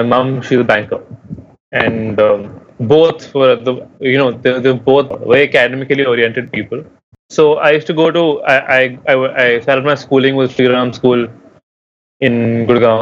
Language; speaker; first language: English; non-native, local second language; Hindi